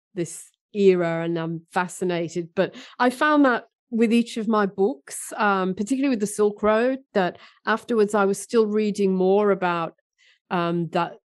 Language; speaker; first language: English; native; English